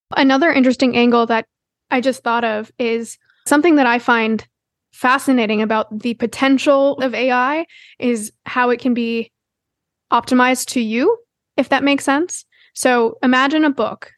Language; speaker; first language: English; native; English